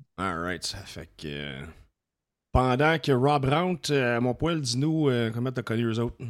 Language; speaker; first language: French; native; French